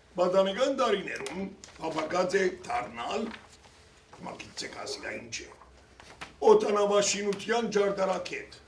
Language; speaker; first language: Armenian; early bilingual, heritage; Armenian